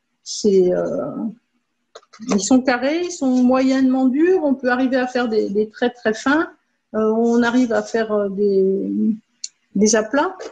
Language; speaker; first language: French; native; French